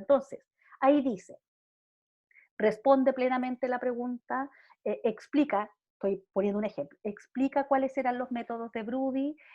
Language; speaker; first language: Spanish; native; Spanish